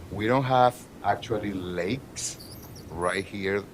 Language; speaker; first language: English; non-native, fluent; Spanish